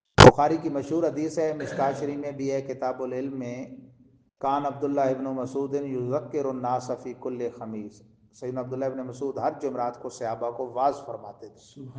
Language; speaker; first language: Urdu; non-native, local second language; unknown